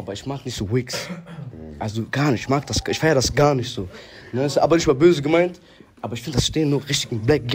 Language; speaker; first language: German; native; German